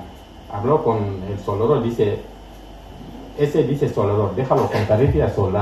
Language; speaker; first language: Spanish; non-native, learner; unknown